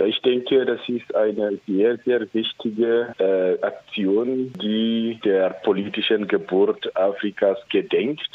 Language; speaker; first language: German; non-native, fluent; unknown